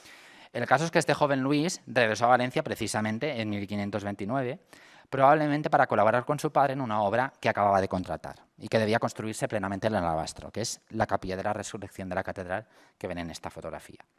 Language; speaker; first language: Spanish; native; Spanish